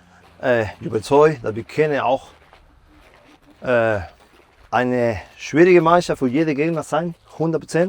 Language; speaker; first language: German; non-native, fluent; Spanish